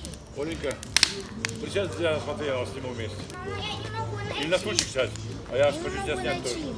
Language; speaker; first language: Russian; native; Russian